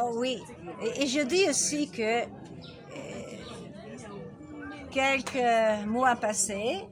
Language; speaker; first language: French; non-native, learner; Italian